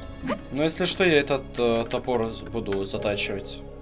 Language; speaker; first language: Russian; native; Russian